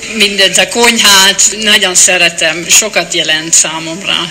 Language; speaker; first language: Hungarian; non-native, learner; Dutch